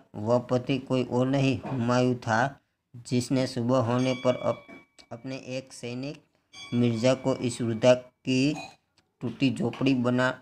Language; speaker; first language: Hindi; non-native, local second language; Gujarati